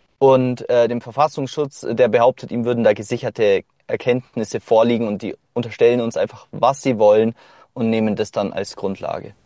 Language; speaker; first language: German; native; German